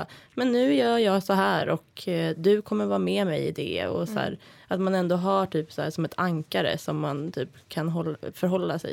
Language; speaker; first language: Swedish; native; Swedish